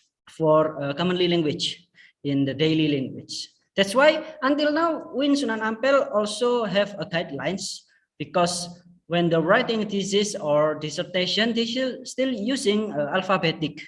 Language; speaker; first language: English; non-native, fluent; Indonesian